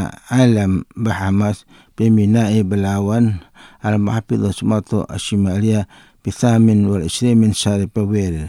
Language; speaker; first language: Arabic; non-native, learner; Indonesian